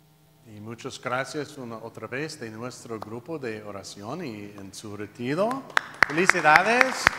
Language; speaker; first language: Spanish; non-native, learner; English